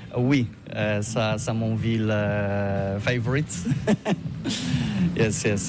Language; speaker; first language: French; non-native, learner; Polish